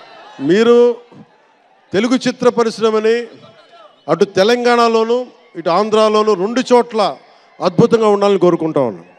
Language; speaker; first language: Telugu; native; Telugu